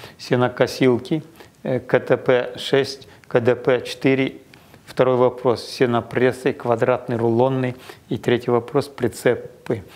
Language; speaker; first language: Russian; non-native, local second language; Kazakh